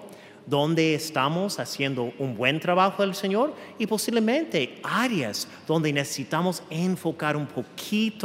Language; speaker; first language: Spanish; non-native, fluent; English